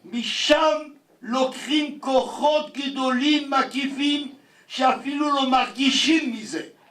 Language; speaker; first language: Hebrew; non-native, fluent; Yiddish